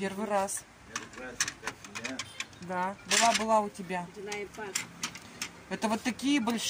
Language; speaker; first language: Russian; native; Russian